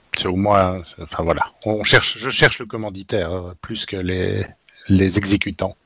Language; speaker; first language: French; native; French